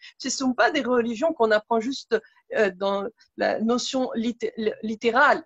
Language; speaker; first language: French; native; French